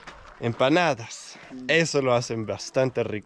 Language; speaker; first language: Spanish; non-native, fluent; Danish